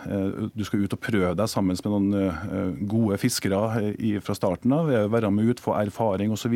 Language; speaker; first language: Norwegian; native; Norwegian